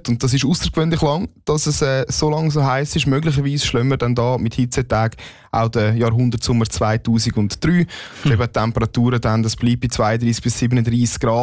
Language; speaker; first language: German; native; German